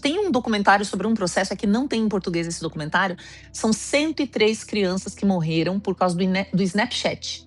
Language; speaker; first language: Portuguese; native; Portuguese